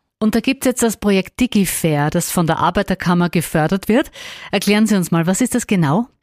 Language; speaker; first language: German; native; German